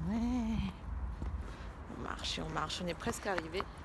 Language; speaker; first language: French; early bilingual, other home language; Russian